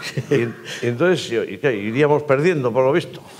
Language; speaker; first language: Spanish; native; Spanish